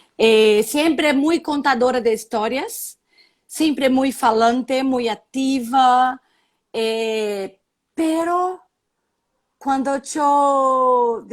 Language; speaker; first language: Spanish; non-native, learner; Portuguese